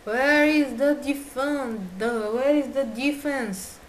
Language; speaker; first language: English; non-native, learner; Bulgarian